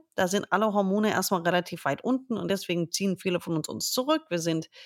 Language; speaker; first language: German; non-native, fluent; English